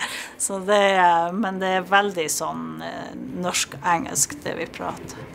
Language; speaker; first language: Norwegian; native; Norwegian